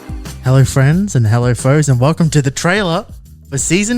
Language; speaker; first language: English; native; English